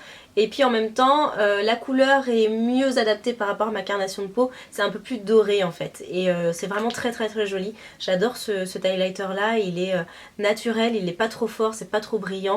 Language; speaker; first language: French; native; French